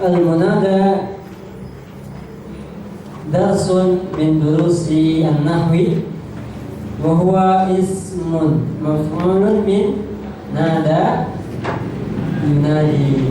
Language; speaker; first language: Arabic; non-native, fluent; Indonesian